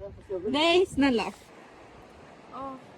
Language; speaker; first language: Swedish; early bilingual, other home language; Hakha Chin